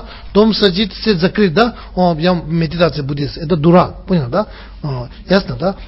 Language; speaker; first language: Russian; non-native, learner; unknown